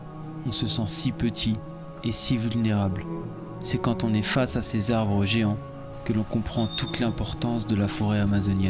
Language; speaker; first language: French; native; French